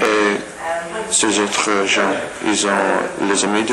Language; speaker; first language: French; non-native, learner; English